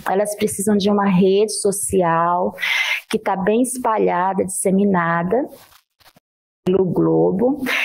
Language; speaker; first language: Portuguese; native; Portuguese